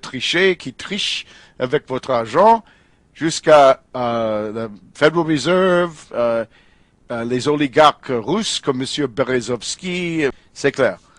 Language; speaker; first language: French; non-native, fluent; English